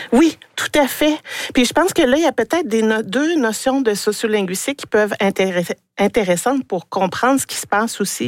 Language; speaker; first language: French; native; French